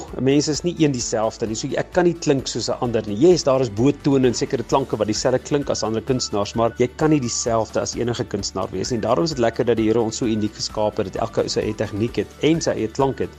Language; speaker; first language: Afrikaans; native; Afrikaans